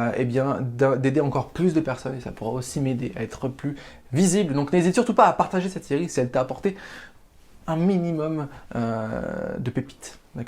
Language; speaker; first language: French; native; French